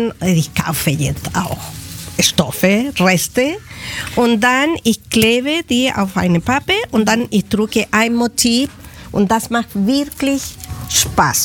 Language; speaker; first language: German; non-native, fluent; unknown